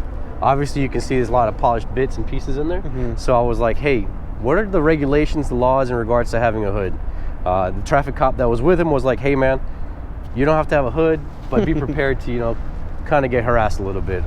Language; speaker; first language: English; native; English